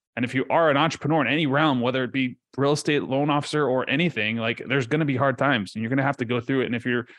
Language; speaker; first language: English; early bilingual, other home language; Spanish